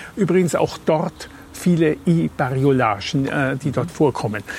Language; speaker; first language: German; native; German